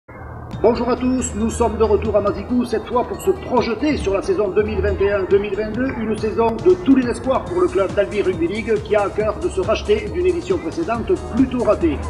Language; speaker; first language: French; native; French